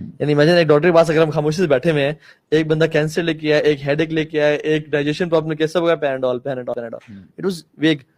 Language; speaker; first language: Urdu; native; Urdu